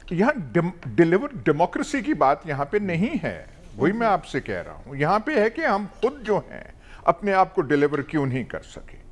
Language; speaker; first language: Urdu; non-native, local second language; Punjabi